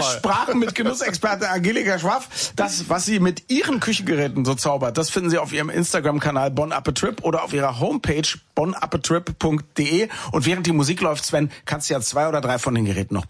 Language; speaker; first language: German; native; German